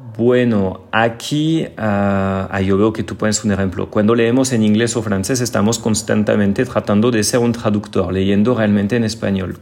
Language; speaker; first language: Spanish; non-native, fluent; French